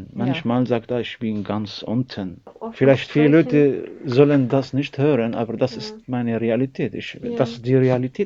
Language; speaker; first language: German; non-native, learner; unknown